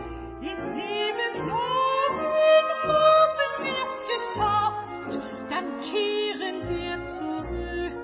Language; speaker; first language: German; non-native, fluent; Norwegian